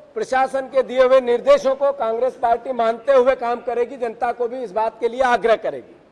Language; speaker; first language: Hindi; native; Hindi